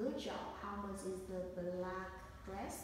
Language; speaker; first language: English; non-native, fluent; Vietnamese